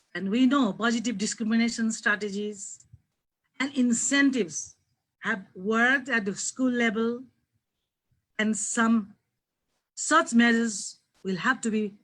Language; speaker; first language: English; non-native, local second language; Nepali